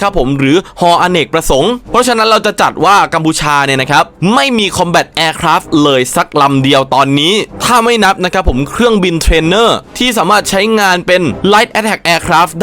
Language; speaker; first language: Thai; native; Thai